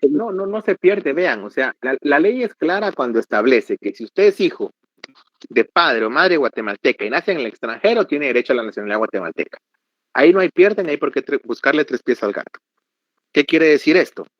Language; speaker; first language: Spanish; native; Spanish